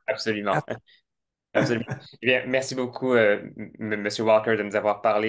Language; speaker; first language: French; native; French